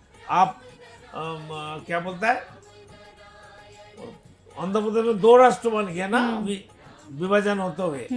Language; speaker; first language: Hindi; non-native, local second language; Bangla